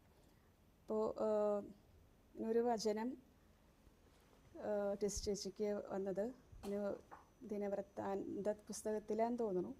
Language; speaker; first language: Malayalam; native; Malayalam